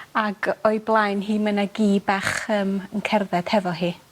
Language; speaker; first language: Welsh; native; Welsh